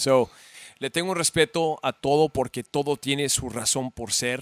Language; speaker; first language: Spanish; early bilingual, heritage; Spanish